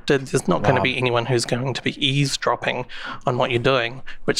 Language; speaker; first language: English; native; English